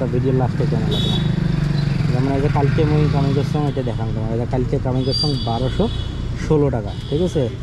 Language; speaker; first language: Bangla; non-native, local second language; Rangpuri